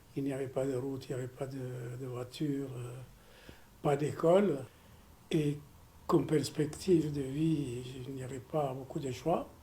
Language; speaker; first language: French; non-native, fluent; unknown